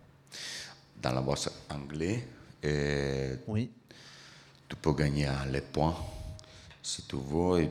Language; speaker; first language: French; non-native, learner; Italian